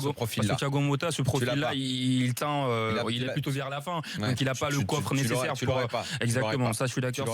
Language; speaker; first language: French; native; French